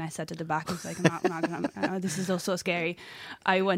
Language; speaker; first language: English; non-native, fluent; Italian